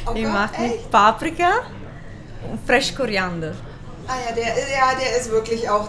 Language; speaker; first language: German; non-native, learner; Hungarian